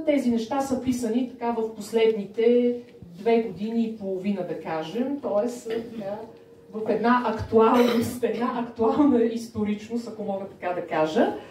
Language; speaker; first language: Bulgarian; native; Bulgarian